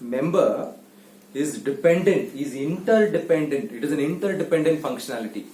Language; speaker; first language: English; non-native, local second language; Kannada